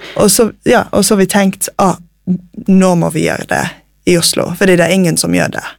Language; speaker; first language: Norwegian; non-native, fluent; English